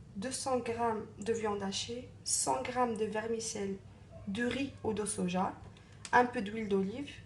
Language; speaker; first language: French; non-native, local second language; Arabic